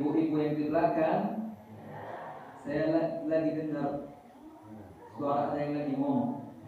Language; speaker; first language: Indonesian; non-native, fluent; Arabic